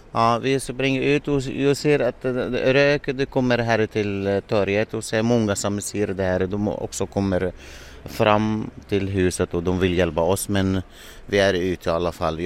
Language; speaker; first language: Swedish; non-native, learner; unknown